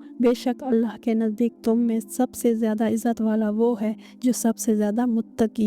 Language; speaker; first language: Hindi; native; Hindi